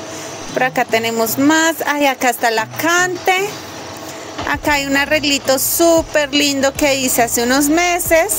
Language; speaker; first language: Spanish; native; Spanish